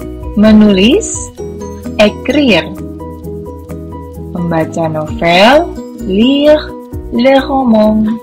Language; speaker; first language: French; non-native, fluent; Indonesian